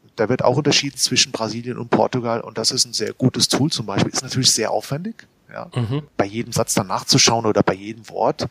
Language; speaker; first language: German; native; German